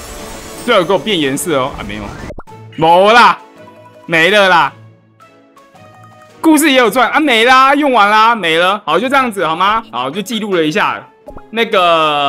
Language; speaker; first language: Chinese; native; Chinese